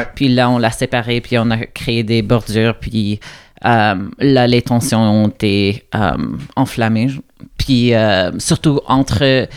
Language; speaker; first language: French; non-native, local second language; English